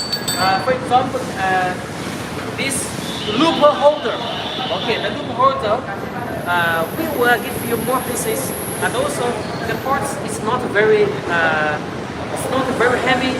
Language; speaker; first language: English; non-native, learner; Chinese